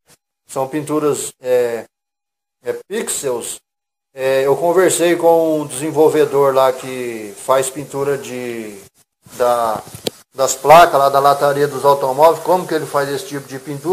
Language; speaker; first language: Portuguese; native; Portuguese